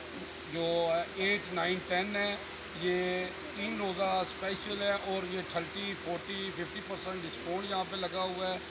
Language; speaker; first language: Urdu; native; Urdu